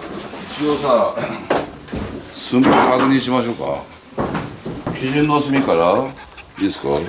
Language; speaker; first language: Japanese; native; Japanese